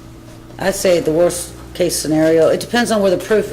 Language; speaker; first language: English; native; English